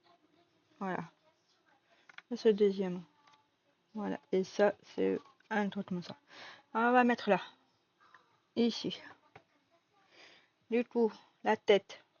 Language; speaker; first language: French; native; French